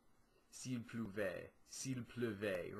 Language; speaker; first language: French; non-native, learner; English